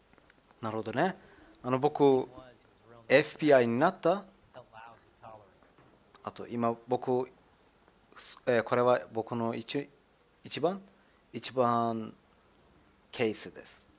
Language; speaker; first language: Japanese; non-native, learner; German